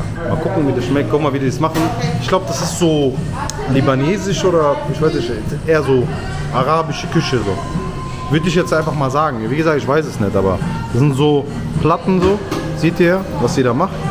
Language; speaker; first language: German; non-native, local second language; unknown